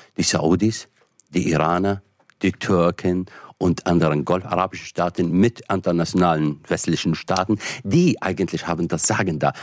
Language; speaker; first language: German; non-native, fluent; Arabic